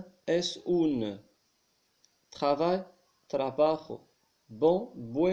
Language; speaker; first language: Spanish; non-native, fluent; Arabic